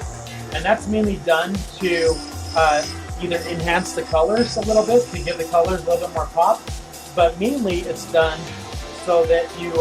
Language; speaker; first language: English; native; English